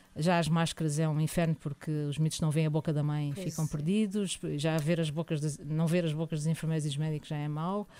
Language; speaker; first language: Portuguese; native; Portuguese